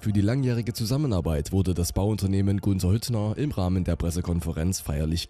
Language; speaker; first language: German; native; German